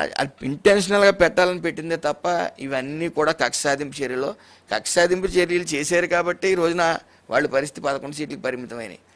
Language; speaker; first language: Telugu; native; Telugu